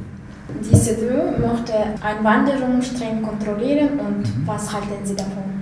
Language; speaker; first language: German; non-native, learner; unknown